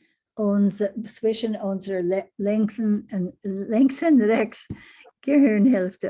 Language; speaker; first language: German; non-native, learner; English